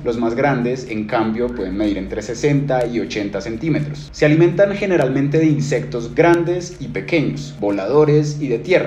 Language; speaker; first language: Spanish; native; Spanish